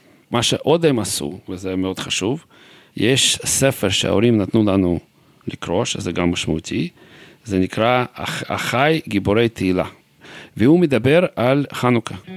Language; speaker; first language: Hebrew; non-native, fluent; Russian